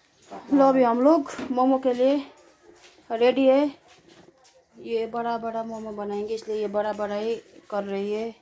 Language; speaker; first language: Hindi; non-native, local second language; Nepali